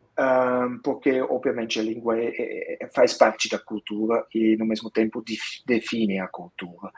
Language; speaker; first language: Portuguese; non-native, fluent; Swiss German